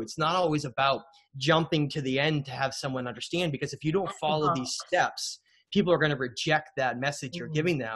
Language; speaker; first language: English; native; English